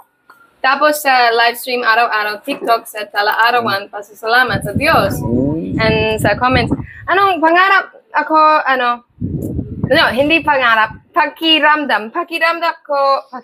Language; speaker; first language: Filipino; non-native, learner; English